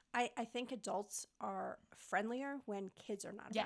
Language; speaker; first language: English; native; English